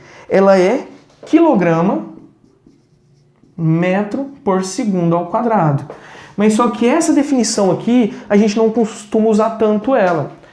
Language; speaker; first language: Portuguese; native; Portuguese